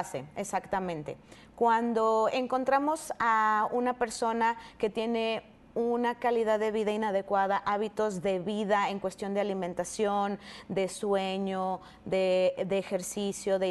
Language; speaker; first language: Spanish; native; Spanish